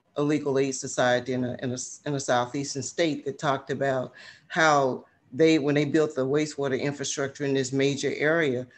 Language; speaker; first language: English; native; English